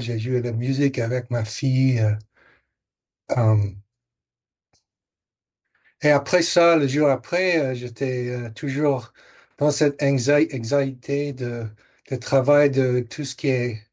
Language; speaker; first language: French; non-native, fluent; English